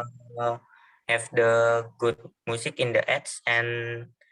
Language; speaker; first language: English; non-native, learner; Indonesian